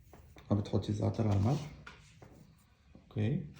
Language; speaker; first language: Arabic; native; Arabic